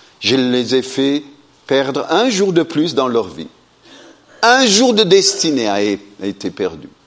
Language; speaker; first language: French; non-native, fluent; Amharic